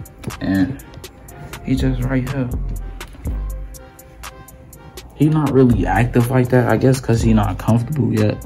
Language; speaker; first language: English; native; English